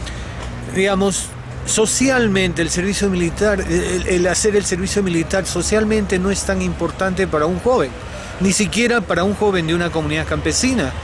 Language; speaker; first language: Spanish; native; Spanish